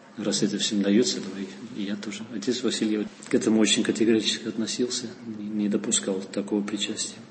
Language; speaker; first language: Russian; non-native, fluent; Dutch